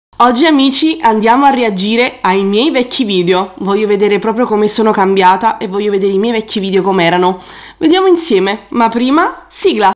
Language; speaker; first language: Italian; native; Italian